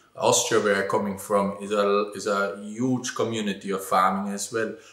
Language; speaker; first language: English; non-native, fluent; German